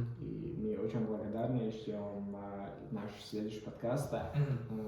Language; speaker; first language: Russian; non-native, fluent; Tajik